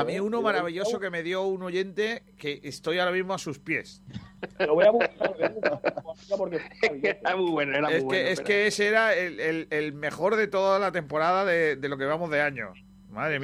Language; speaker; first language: Spanish; native; Spanish